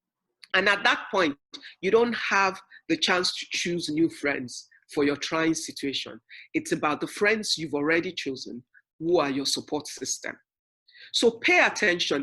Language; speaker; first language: English; non-native, local second language; Yoruba